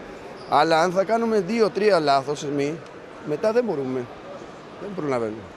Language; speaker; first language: Greek; non-native, learner; Spanish